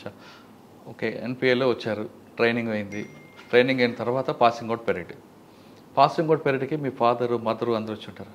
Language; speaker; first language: Telugu; native; Telugu